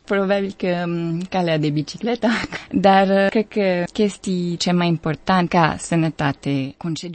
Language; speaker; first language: Romanian; non-native, learner; French